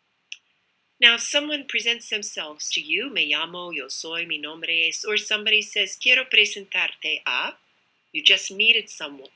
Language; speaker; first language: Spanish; non-native, fluent; English